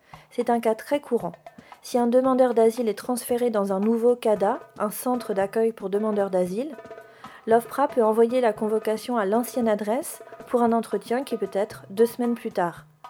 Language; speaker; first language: French; native; French